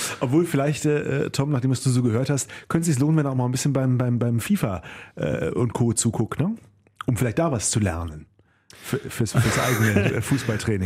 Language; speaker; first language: German; native; German